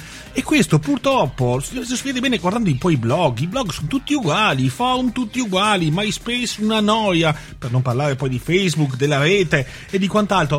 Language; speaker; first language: Italian; native; Italian